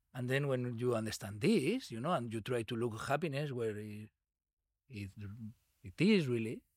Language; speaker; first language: English; non-native, learner; Spanish